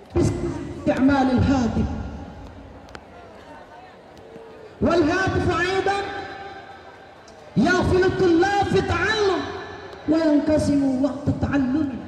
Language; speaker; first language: Arabic; non-native, learner; Achinese